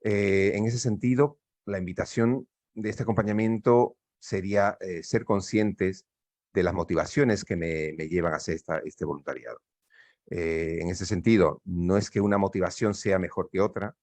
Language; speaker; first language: Spanish; native; Spanish